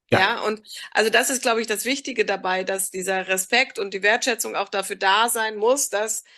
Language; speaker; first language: German; native; German